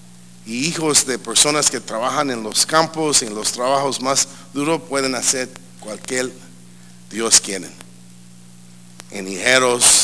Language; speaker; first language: Spanish; early bilingual, heritage; English